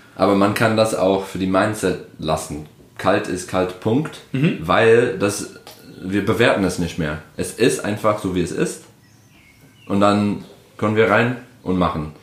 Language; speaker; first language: German; non-native, fluent; English